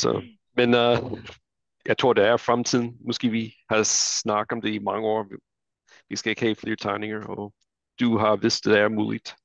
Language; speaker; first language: Danish; non-native, fluent; English